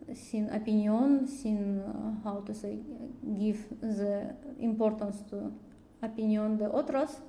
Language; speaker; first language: Spanish; non-native, learner; Russian